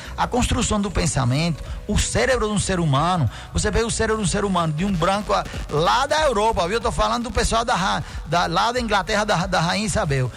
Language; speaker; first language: Portuguese; non-native, fluent; Spanish